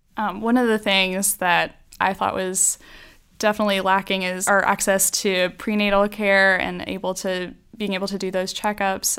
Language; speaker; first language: English; native; English